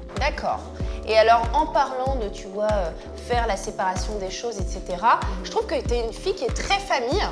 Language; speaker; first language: French; early bilingual, other home language; Arabic